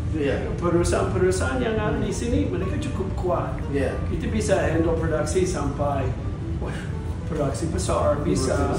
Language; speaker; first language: Indonesian; non-native, fluent; English